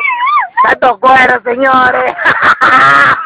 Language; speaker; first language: Spanish; native; Spanish